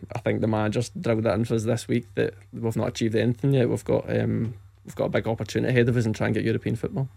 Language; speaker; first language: English; native; English